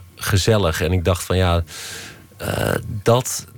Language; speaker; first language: Dutch; native; Dutch